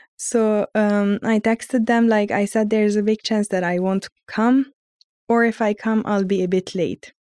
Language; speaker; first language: English; early bilingual, heritage; Armenian